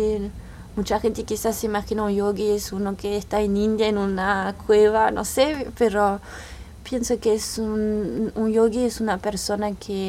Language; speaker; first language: Spanish; early bilingual, heritage; French